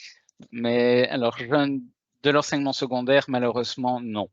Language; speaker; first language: French; native; French